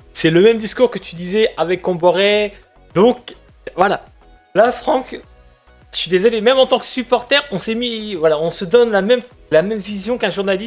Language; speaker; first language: French; native; French